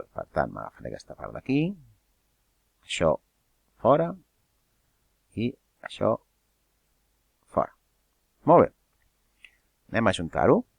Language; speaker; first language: Catalan; native; Catalan